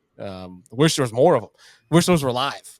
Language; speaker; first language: English; native; English